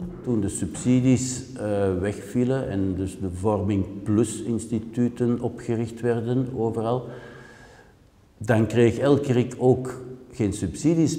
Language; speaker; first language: Dutch; native; Dutch